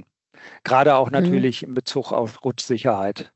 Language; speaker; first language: German; native; German